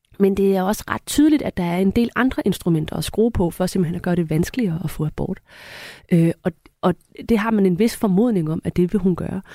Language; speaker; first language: Danish; native; Danish